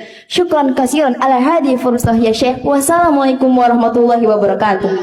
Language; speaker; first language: Arabic; non-native, learner; Indonesian